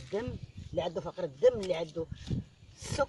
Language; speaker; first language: Arabic; native; Arabic